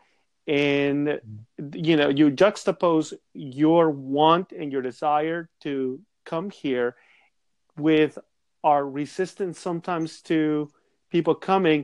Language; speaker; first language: English; non-native, fluent; Spanish